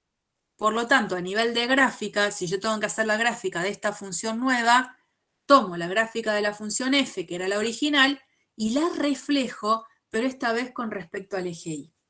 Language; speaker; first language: Spanish; native; Spanish